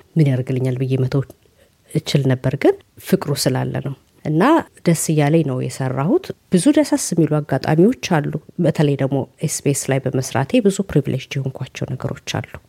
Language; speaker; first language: Amharic; native; Amharic